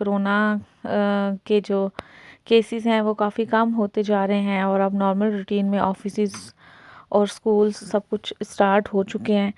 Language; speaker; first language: Hindi; native; Hindi